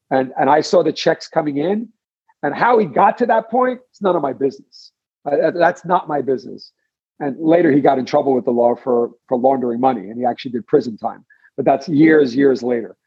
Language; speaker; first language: English; native; English